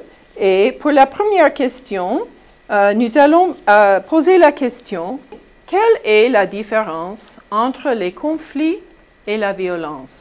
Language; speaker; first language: French; non-native, fluent; English